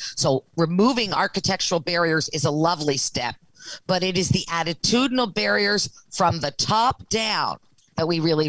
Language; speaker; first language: English; native; English